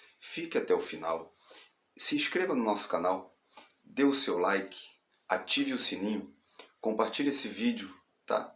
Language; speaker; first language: Portuguese; native; Portuguese